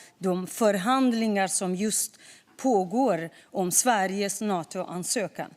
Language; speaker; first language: Swedish; non-native, fluent; Kurdish